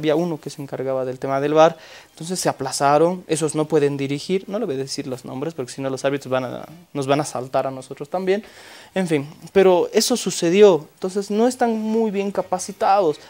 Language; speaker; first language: Spanish; native; Spanish